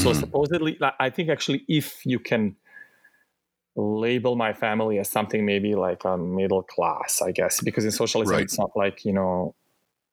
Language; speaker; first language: English; non-native, fluent; Bosnian